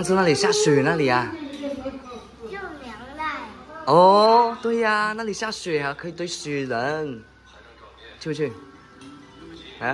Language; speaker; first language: Chinese; native; Chinese